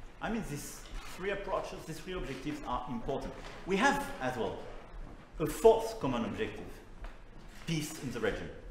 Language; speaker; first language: English; non-native, fluent; French